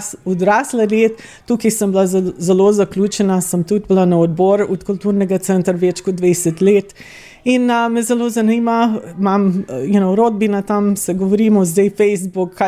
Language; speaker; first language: Slovenian; early bilingual, heritage; Slovenian